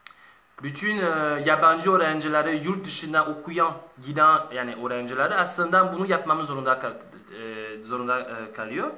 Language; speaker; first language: Turkish; non-native, learner; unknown